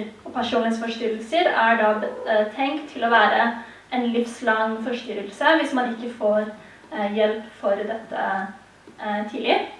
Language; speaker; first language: Norwegian; early bilingual, heritage; Tigrinya